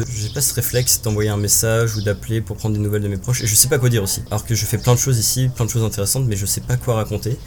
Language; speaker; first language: French; native; French